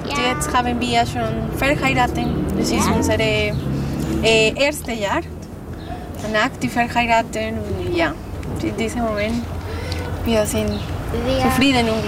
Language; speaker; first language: German; non-native, learner; Spanish